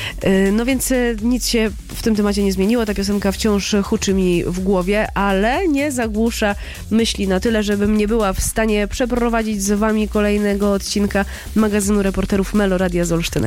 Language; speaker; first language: Polish; native; Polish